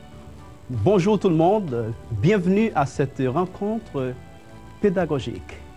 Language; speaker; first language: French; non-native, fluent; Spanish